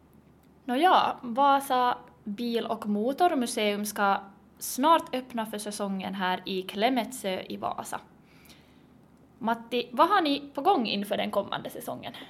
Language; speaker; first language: Swedish; native; Swedish